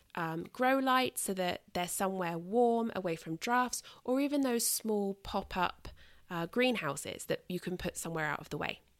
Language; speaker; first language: English; native; English